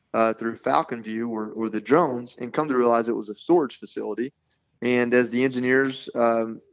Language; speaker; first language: English; native; English